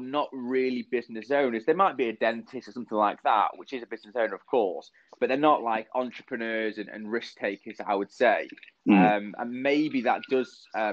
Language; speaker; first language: English; native; English